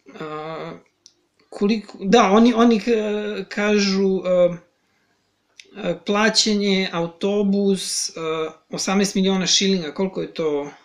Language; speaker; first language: Serbian; native; Serbian